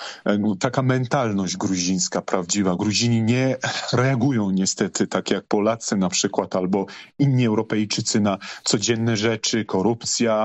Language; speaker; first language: Polish; non-native, fluent; Georgian